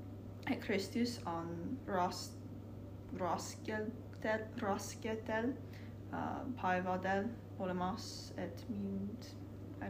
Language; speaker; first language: Estonian; non-native, learner; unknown